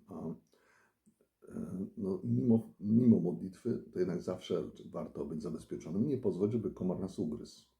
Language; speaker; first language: Polish; native; Polish